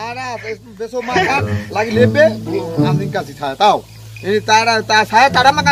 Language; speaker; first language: Indonesian; non-native, learner; Bangla